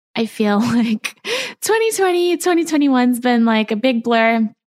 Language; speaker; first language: English; native; English